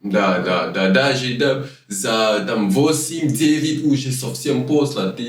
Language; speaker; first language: Russian; non-native, learner; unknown